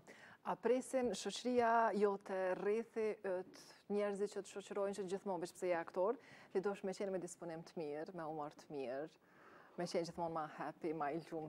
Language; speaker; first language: Albanian; native; Albanian